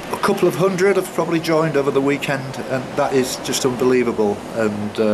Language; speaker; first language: English; native; English